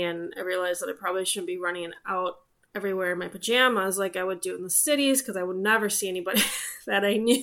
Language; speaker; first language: English; native; English